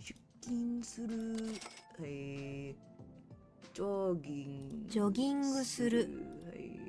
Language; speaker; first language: Japanese; non-native, learner; English